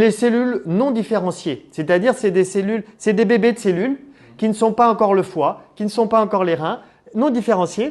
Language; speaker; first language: French; native; French